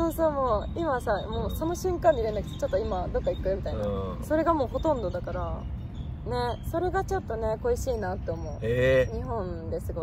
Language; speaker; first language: Japanese; non-native, fluent; Polish